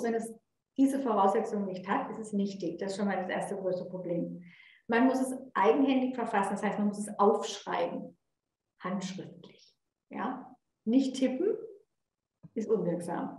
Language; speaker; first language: German; native; German